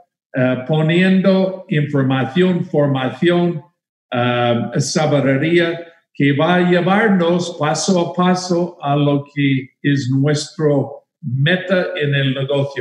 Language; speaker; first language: Spanish; non-native, fluent; English